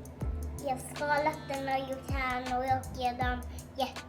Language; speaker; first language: Swedish; early bilingual, heritage; Swedish